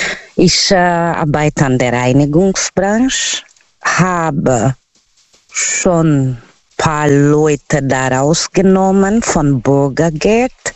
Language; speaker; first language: German; non-native, learner; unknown